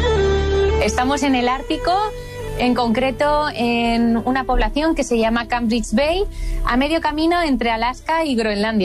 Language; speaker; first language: Spanish; native; Spanish